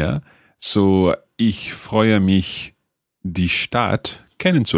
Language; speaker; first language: German; non-native, learner; English